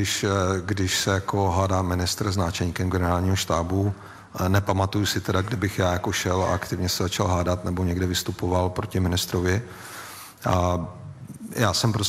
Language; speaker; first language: Czech; native; Czech